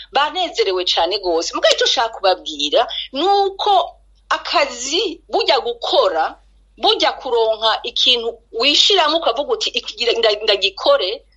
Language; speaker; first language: Rundi; native; Rundi